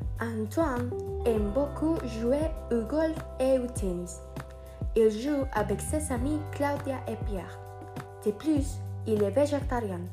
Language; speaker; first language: French; non-native, learner; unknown